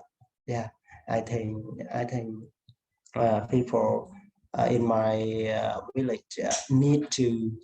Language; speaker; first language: English; non-native, learner; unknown